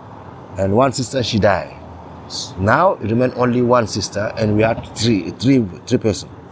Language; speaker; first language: English; non-native, learner; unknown